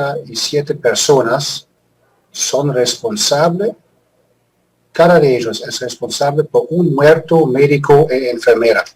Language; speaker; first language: Spanish; non-native, fluent; German